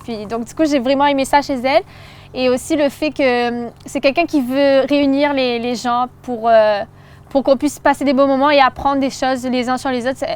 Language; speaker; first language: French; native; French